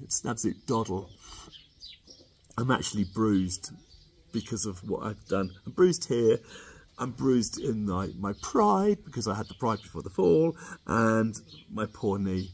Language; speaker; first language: English; native; English